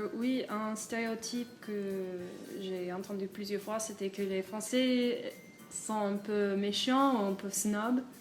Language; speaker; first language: French; non-native, fluent; English